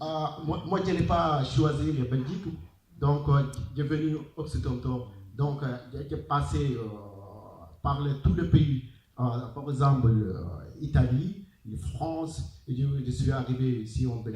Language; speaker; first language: French; non-native, learner; Arabic